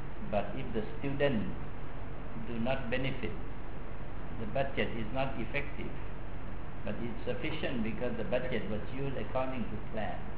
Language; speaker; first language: English; non-native, fluent; Thai